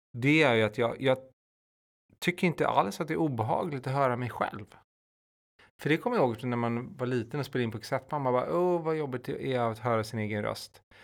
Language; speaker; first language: Swedish; native; Swedish